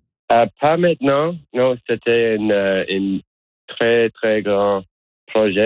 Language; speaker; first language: French; non-native, learner; English